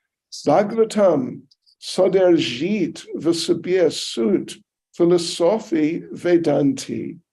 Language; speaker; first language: Russian; non-native, learner; English